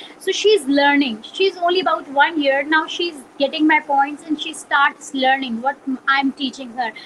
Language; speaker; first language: English; non-native, local second language; Punjabi